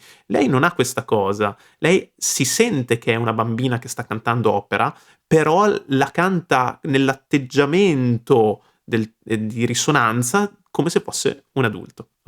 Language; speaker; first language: Italian; native; Italian